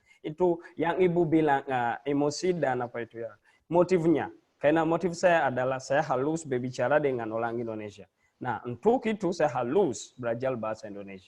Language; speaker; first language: Indonesian; non-native, learner; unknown